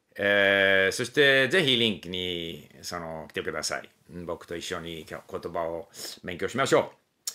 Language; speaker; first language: Japanese; non-native, fluent; English